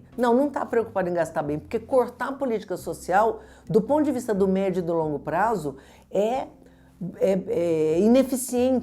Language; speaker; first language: Portuguese; native; Portuguese